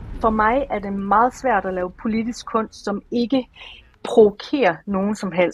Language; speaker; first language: Danish; early bilingual, other home language; Persian